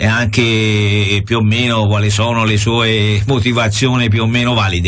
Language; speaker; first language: Italian; native; Italian